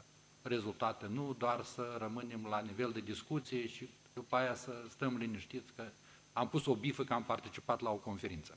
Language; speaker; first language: Romanian; native; Romanian